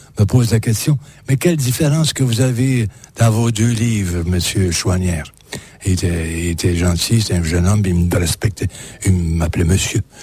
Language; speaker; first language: French; native; French